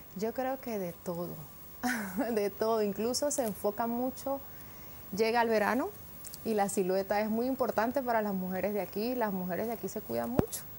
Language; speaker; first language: Spanish; native; Spanish